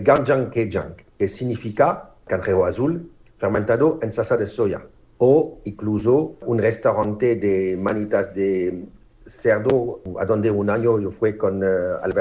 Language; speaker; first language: Spanish; non-native, fluent; French